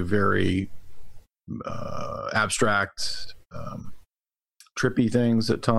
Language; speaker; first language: English; native; English